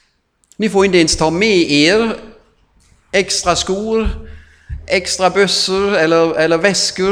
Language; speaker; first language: Swedish; non-native, fluent; German